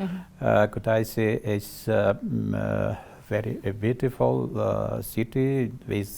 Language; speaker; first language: English; non-native, learner; Georgian